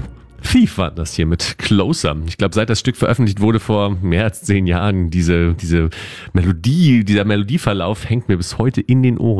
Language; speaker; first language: German; native; German